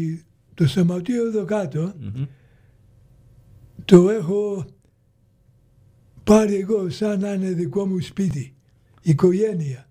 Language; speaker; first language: Greek; early bilingual, other home language; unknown